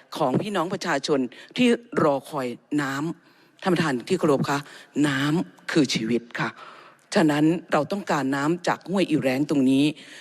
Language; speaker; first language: Thai; native; Thai